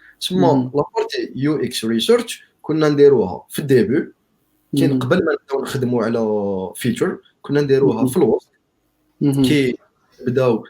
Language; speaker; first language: Arabic; native; Arabic